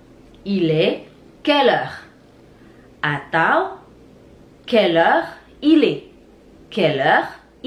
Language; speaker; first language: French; non-native, fluent; Indonesian